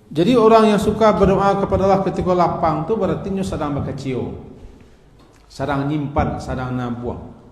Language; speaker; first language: Malay; non-native, local second language; Minangkabau